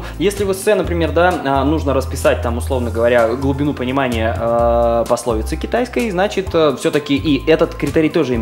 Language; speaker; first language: Russian; native; Russian